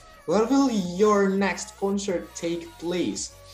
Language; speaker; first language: English; non-native, learner; Indonesian